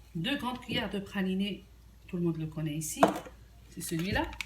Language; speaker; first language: French; non-native, local second language; Arabic